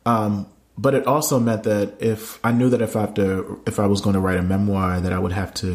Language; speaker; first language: English; native; English